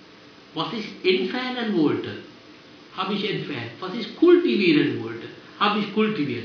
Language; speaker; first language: German; non-native, fluent; Sinhala